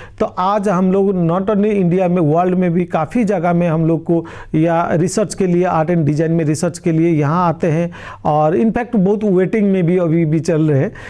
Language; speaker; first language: Hindi; non-native, local second language; Bangla